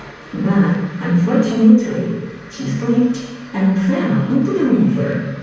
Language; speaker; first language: English; non-native, learner; Indonesian